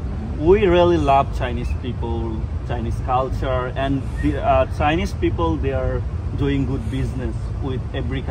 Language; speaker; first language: English; non-native, local second language; Bangla